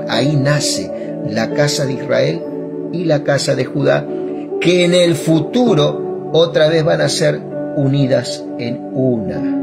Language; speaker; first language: Spanish; native; Spanish